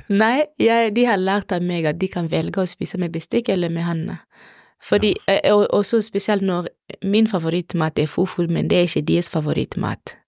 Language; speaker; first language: Norwegian; non-native, fluent; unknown